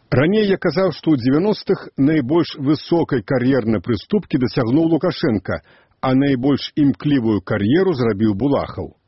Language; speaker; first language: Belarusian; native; Belarusian